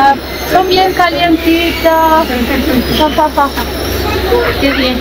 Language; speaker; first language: Spanish; non-native, fluent; Italian